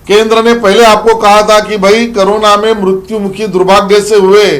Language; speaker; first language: Hindi; non-native, local second language; Marathi